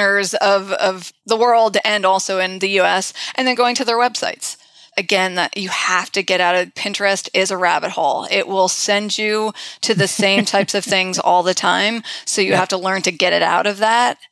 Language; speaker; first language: English; native; English